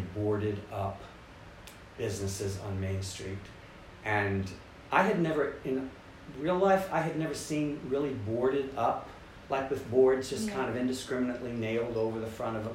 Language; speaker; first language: English; native; English